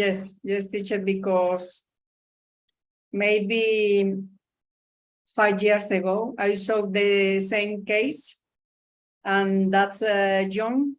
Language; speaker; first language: English; non-native, learner; Spanish